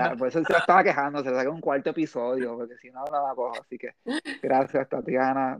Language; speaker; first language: Spanish; early bilingual, heritage; Spanish